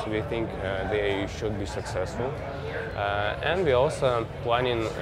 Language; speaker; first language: English; non-native, fluent; Russian